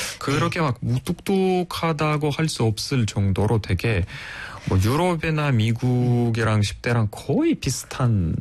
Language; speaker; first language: Korean; non-native, fluent; Russian